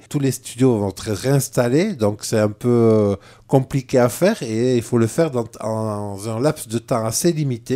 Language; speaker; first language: French; native; French